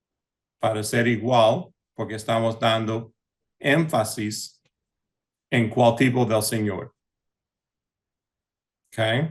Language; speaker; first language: Spanish; early bilingual, heritage; English